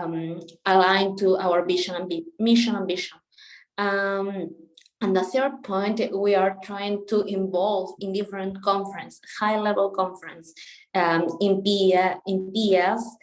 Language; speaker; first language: English; non-native, local second language; Spanish